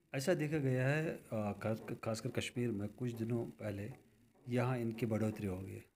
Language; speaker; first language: Hindi; non-native, local second language; Kashmiri